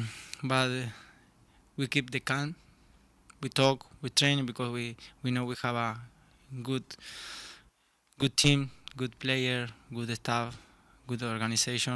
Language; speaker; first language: English; non-native, learner; Spanish